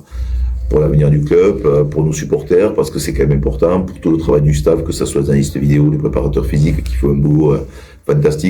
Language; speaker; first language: French; native; French